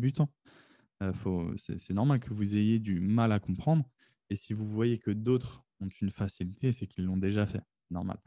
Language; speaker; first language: French; native; French